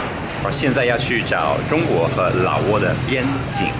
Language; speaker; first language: Chinese; non-native, fluent; English